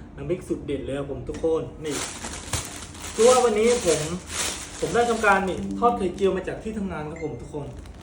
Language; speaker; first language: Thai; non-native, local second language; Northern Khmer